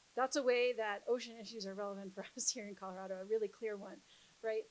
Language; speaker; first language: English; native; English